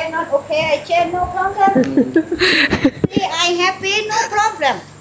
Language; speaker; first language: English; non-native, learner; Lao